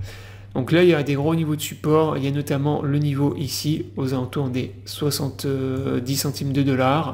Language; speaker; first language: French; native; French